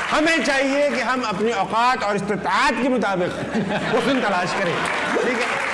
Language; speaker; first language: Urdu; native; Urdu